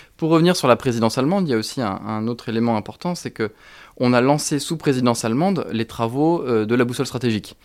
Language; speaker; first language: French; native; French